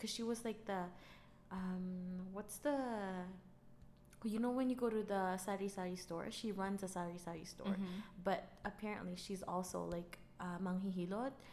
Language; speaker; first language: English; non-native, local second language; Filipino